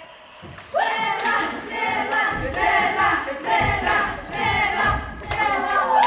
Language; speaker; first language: German; non-native, learner; Mongolian